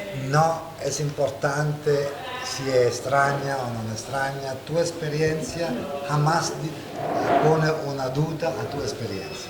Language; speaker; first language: Spanish; non-native, fluent; Italian